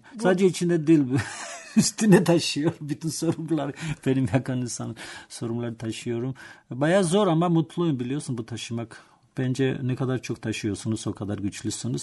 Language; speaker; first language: Turkish; non-native, learner; Georgian